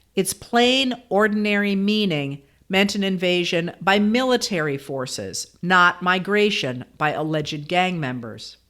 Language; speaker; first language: English; native; English